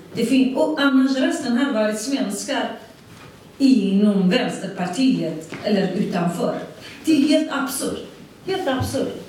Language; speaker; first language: Swedish; non-native, fluent; Central Kurdish